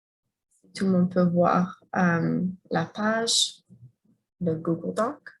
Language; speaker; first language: French; non-native, fluent; English